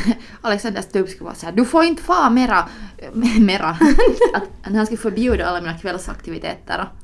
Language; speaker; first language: Swedish; early bilingual, other home language; Finnish